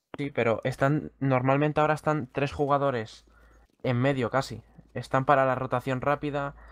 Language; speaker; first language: Spanish; native; Spanish